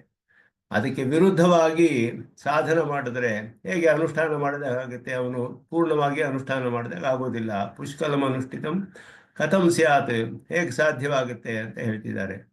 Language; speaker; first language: Kannada; native; Kannada